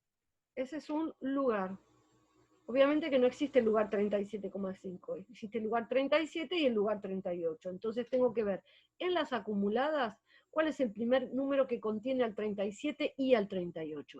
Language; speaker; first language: Spanish; native; Spanish